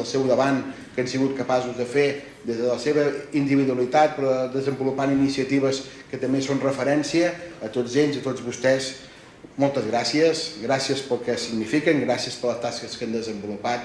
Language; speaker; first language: Catalan; native; Catalan